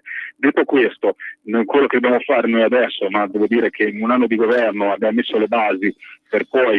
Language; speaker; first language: Italian; native; Italian